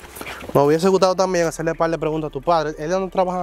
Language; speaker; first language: Spanish; native; Spanish